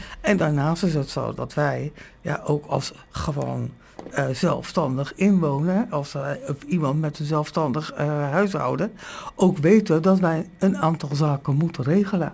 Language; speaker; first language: Dutch; native; Dutch